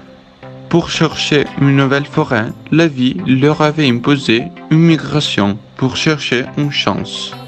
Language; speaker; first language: French; non-native, learner; Italian